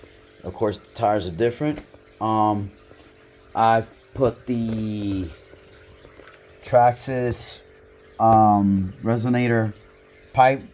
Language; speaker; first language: English; native; English